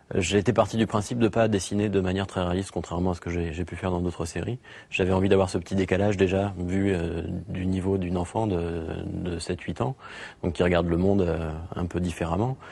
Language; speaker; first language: French; native; French